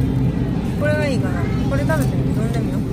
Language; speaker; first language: Japanese; non-native, learner; Korean